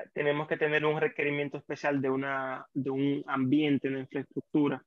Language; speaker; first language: Spanish; native; Spanish